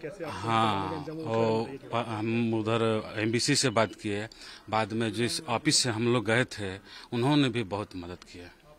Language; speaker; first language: Hindi; non-native, local second language; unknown